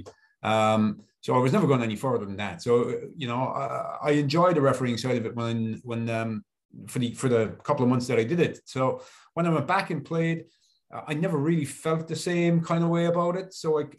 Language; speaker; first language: English; native; English